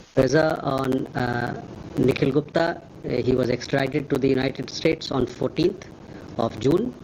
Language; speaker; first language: English; non-native, local second language; Hindi